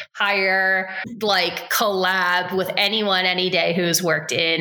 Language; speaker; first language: English; native; English